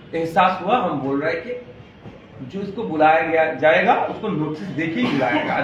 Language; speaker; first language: Hindi; non-native, local second language; Bangla